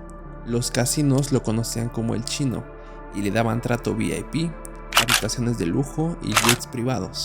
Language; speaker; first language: Spanish; native; Spanish